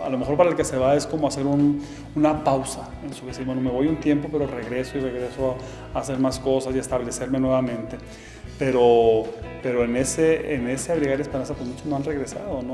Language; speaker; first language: Spanish; native; Spanish